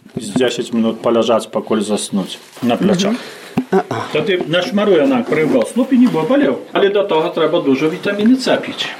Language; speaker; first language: Ukrainian; native; Ukrainian